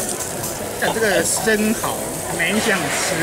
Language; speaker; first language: Chinese; native; Chinese